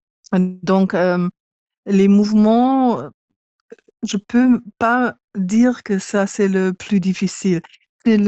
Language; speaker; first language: French; non-native, learner; English